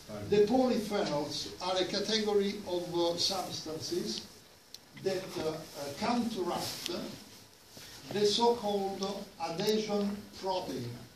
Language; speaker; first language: English; non-native, fluent; Italian